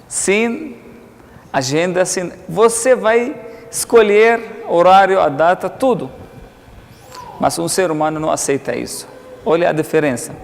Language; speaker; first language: Portuguese; non-native, fluent; Arabic